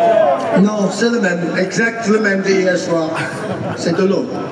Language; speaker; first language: French; non-native, learner; English